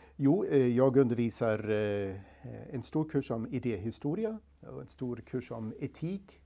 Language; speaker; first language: Swedish; non-native, fluent; English